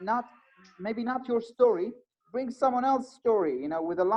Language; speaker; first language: English; non-native, fluent; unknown